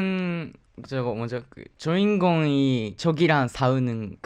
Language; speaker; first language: Korean; non-native, fluent; Japanese